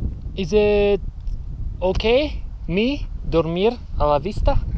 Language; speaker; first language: Spanish; non-native, learner; English